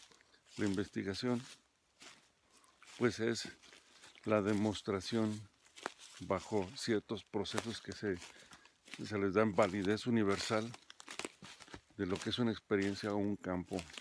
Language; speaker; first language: Spanish; native; Spanish